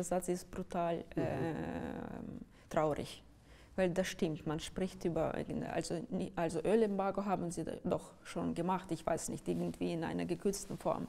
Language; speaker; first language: German; non-native, fluent; Ukrainian